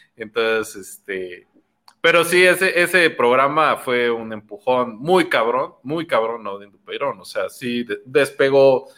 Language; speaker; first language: Spanish; native; Spanish